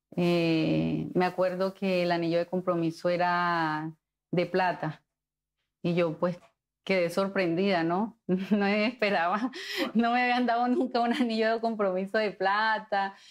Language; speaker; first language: Spanish; native; Spanish